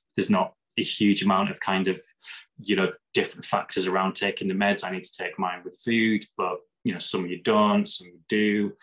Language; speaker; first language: English; native; English